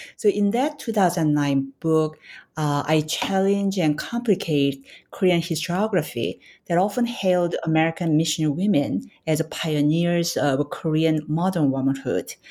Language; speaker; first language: English; non-native, fluent; Korean